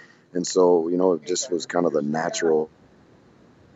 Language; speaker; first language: English; native; English